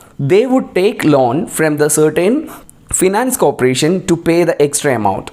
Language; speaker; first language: English; non-native, local second language; Malayalam